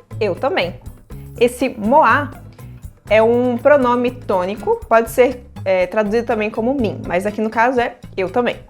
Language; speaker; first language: Portuguese; native; Portuguese